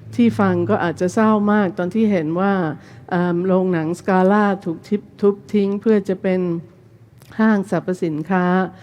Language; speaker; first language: Thai; non-native, fluent; English